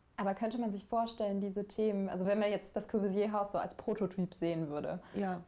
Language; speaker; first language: German; native; German